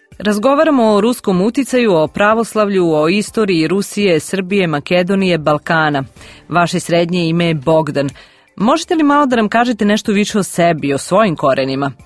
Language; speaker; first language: Serbian; native; Serbian